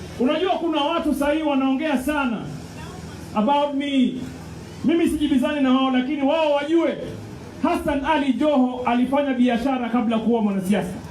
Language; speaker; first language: Swahili; native; Swahili